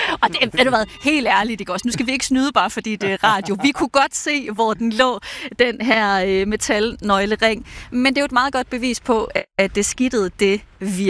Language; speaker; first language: Danish; native; Danish